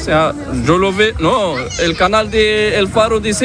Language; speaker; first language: Spanish; non-native, learner; Arabic